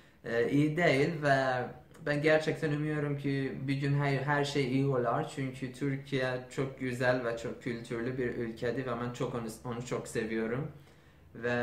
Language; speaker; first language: Turkish; non-native, learner; Persian